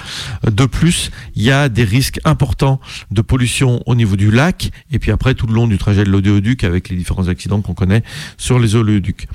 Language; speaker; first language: French; native; French